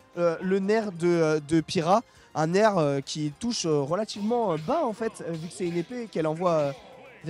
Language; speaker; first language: French; native; French